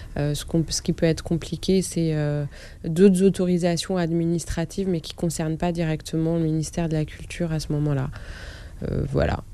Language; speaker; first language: French; non-native, local second language; Arabic